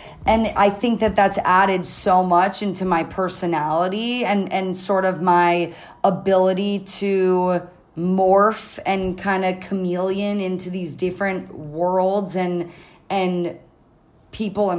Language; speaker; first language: English; native; English